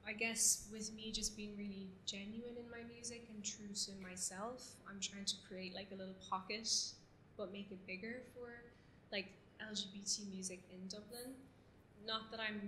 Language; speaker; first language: English; native; English